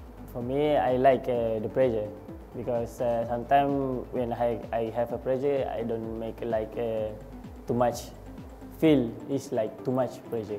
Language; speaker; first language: English; non-native, learner; Malay